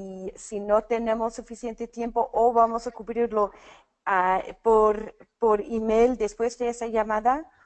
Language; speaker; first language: Spanish; non-native, fluent; English